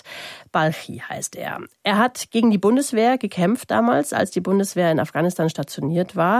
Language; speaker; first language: German; native; German